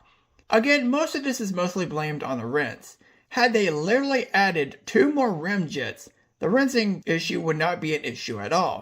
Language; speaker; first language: English; native; English